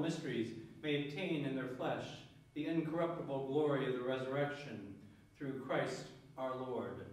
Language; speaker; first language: English; native; English